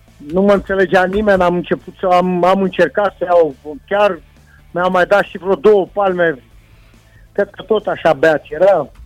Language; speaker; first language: Romanian; non-native, local second language; Hungarian